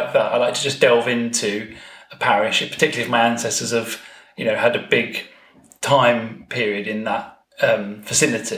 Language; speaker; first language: English; native; English